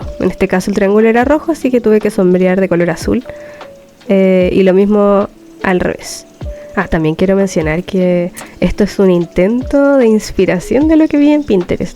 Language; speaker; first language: Spanish; native; Spanish